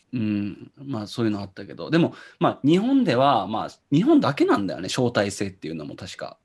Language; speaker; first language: Japanese; native; Japanese